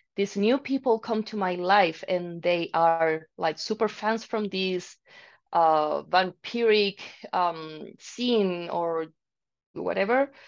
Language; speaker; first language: English; non-native, fluent; Spanish